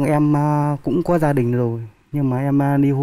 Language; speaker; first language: Vietnamese; native; Vietnamese